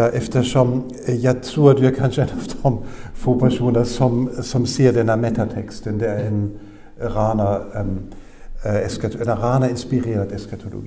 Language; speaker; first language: Swedish; non-native, fluent; German